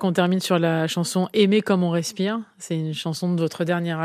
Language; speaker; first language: French; native; French